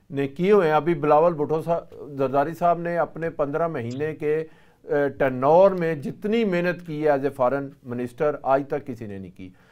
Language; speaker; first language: Urdu; native; Urdu